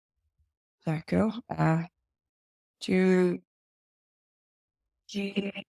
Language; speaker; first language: French; non-native, learner; English